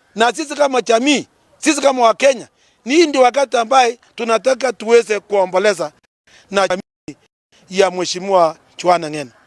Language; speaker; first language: Swahili; non-native, local second language; Kalenjin